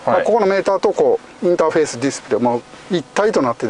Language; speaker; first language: Japanese; native; Japanese